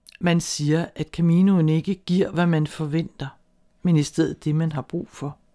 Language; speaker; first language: Danish; native; Danish